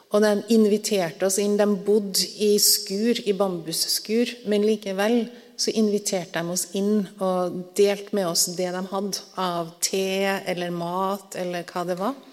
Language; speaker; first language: Norwegian; native; Norwegian